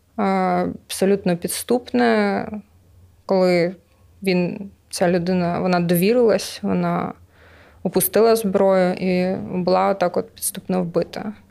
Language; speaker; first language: Ukrainian; native; Ukrainian